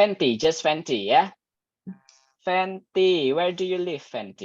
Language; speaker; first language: English; non-native, fluent; Indonesian